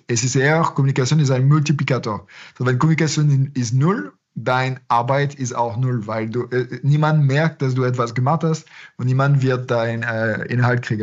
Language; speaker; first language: German; non-native, fluent; French